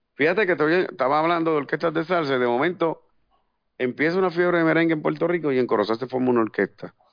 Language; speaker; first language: Spanish; native; Spanish